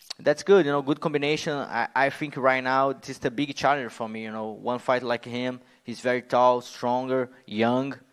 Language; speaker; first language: English; non-native, learner; Portuguese